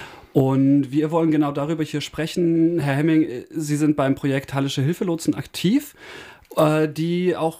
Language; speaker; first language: German; native; German